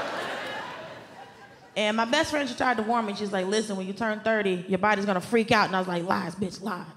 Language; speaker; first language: English; native; English